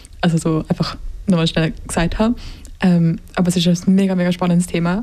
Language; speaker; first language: German; native; German